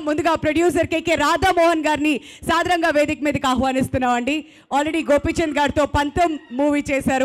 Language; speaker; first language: Telugu; native; Telugu